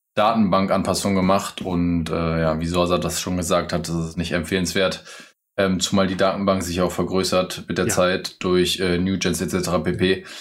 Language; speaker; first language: German; non-native, fluent; English